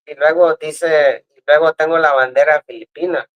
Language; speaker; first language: Spanish; early bilingual, other home language; English